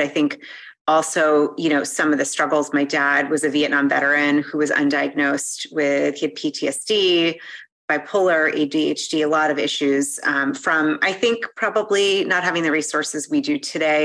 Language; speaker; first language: English; native; English